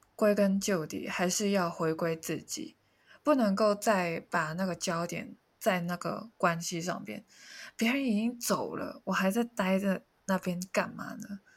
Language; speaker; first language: Chinese; non-native, local second language; Cantonese